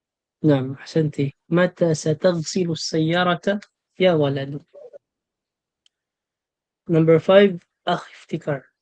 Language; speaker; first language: Arabic; non-native, fluent; Filipino